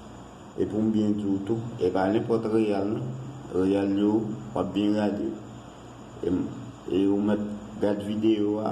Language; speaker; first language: French; non-native, learner; Haitian Creole